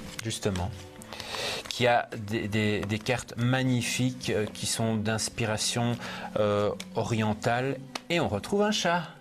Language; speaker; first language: French; native; French